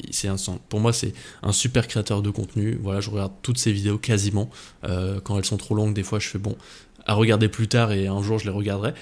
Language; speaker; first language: French; native; French